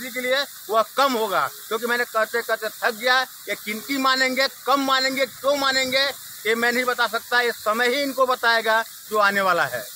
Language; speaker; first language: Hindi; native; Hindi